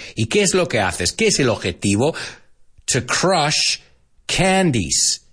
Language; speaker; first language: Spanish; non-native, fluent; English